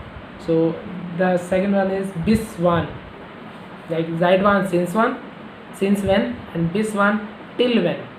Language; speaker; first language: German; non-native, learner; Hindi